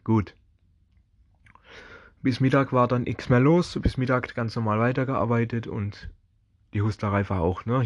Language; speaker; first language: German; native; German